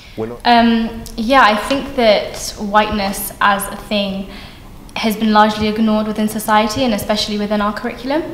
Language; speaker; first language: English; native; English